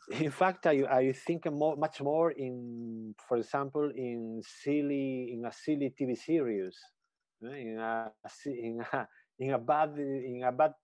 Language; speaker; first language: English; non-native, learner; Spanish